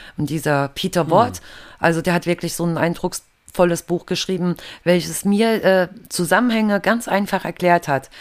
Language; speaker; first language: German; native; German